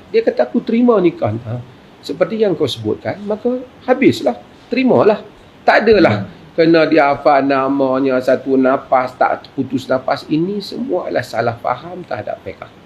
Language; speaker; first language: Malay; native; Malay